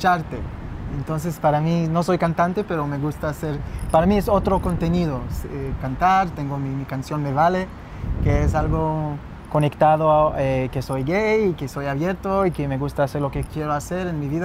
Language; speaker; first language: Spanish; non-native, fluent; Hebrew